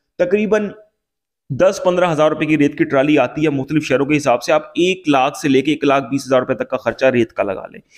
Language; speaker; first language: Urdu; native; Urdu